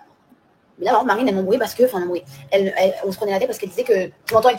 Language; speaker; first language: French; native; French